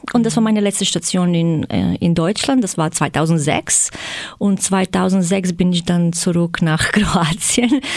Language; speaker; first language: German; non-native, fluent; Croatian